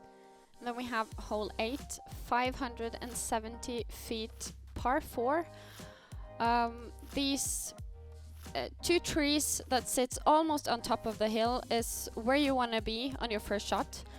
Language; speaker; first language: English; non-native, fluent; Norwegian